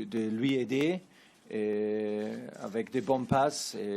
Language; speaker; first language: French; non-native, learner; German